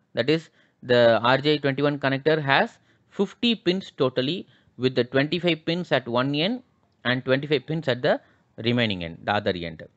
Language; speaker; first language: English; non-native, local second language; Tamil